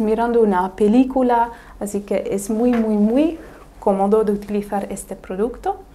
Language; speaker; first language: Spanish; non-native, fluent; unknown